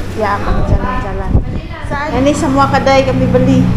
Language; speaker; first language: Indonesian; non-native, learner; Filipino